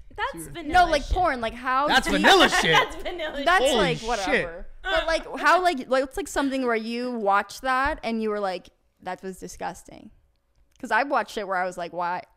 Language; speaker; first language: English; native; English